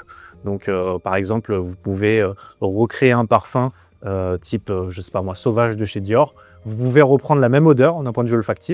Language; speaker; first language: French; native; French